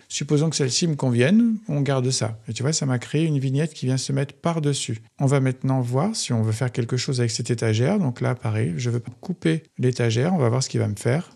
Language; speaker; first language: French; native; French